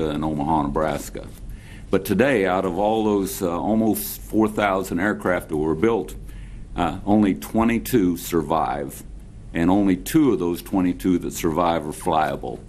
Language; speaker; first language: English; native; English